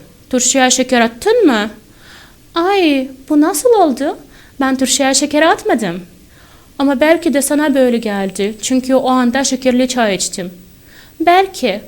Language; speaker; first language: Turkish; non-native, fluent; Russian